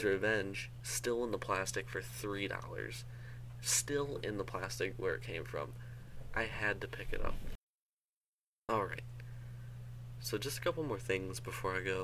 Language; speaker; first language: English; native; English